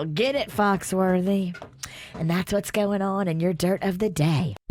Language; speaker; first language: English; native; English